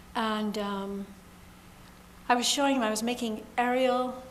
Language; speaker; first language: English; native; English